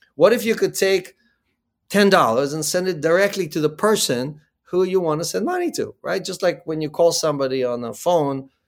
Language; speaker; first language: English; early bilingual, other home language; Ukrainian